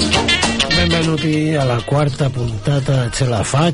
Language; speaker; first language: Italian; non-native, learner; Catalan